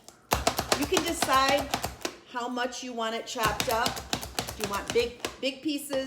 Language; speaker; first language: English; native; English